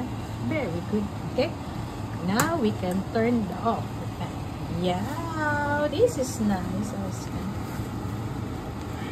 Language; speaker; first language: English; non-native, learner; Filipino